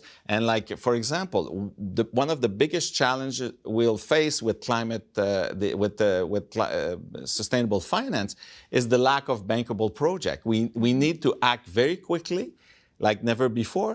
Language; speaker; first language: English; non-native, fluent; French